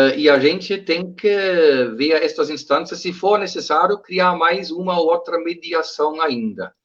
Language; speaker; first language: Portuguese; non-native, fluent; German